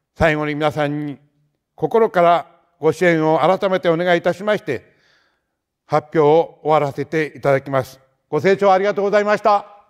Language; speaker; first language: Japanese; native; Japanese